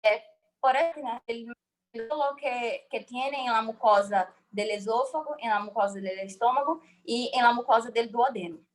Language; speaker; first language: Spanish; non-native, learner; Portuguese